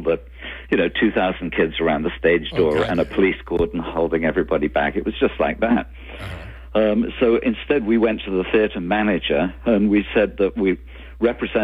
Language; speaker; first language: English; native; English